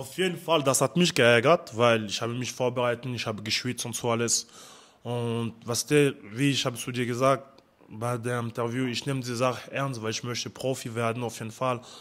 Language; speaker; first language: German; non-native, learner; French